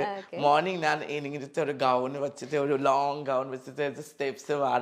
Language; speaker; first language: Malayalam; non-native, fluent; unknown